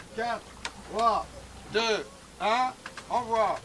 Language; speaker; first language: French; native; French